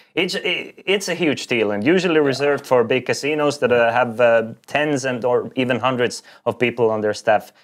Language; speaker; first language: English; non-native, fluent; Estonian